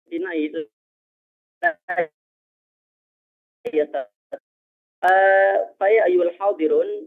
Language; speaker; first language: Arabic; non-native, fluent; Indonesian